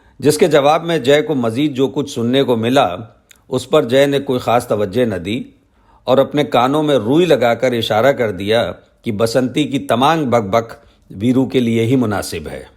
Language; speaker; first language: Urdu; native; Urdu